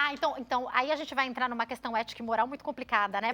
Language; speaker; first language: Portuguese; native; Portuguese